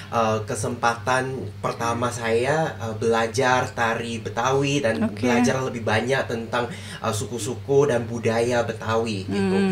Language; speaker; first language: Indonesian; non-native, fluent; English